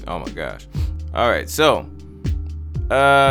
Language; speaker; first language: English; native; English